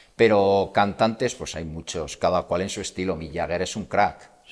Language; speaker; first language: Spanish; native; Spanish